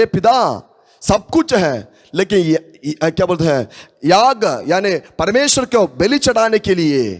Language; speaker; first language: Hindi; non-native, local second language; Malayalam